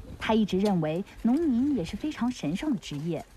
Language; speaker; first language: Chinese; native; Chinese